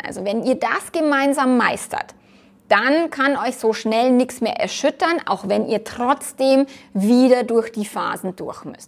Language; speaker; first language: German; native; German